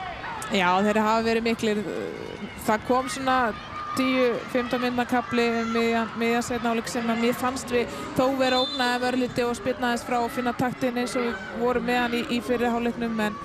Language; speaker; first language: Icelandic; native; Icelandic